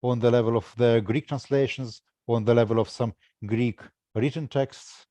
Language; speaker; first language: English; non-native, fluent; Russian